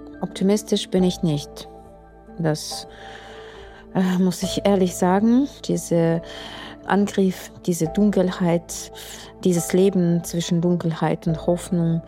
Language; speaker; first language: German; non-native, fluent; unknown